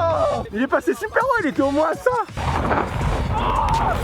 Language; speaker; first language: French; native; French